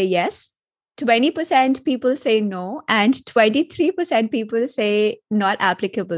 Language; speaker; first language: English; non-native, local second language; Hindi